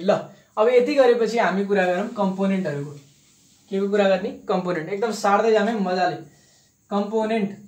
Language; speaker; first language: Nepali; native; Nepali